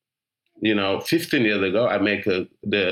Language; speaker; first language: English; non-native, learner; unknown